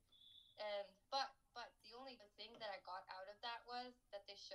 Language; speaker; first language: English; non-native, local second language; Urdu